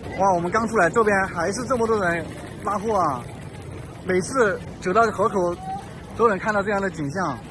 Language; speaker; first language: Chinese; native; Chinese